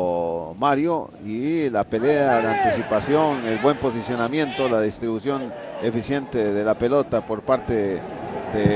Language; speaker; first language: Spanish; native; Spanish